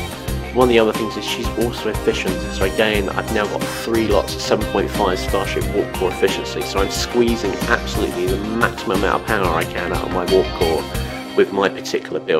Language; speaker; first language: English; native; English